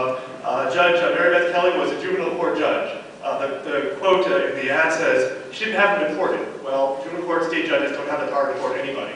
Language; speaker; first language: English; native; English